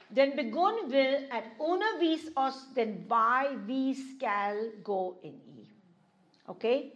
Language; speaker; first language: Danish; non-native, fluent; English